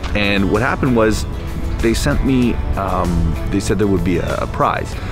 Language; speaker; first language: English; native; English